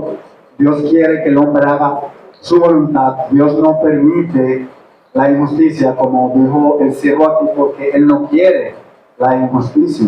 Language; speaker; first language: Spanish; native; Spanish